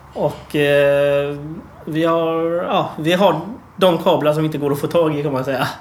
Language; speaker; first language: Swedish; early bilingual, other home language; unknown